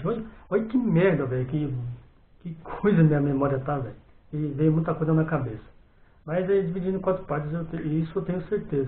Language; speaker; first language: Portuguese; native; Portuguese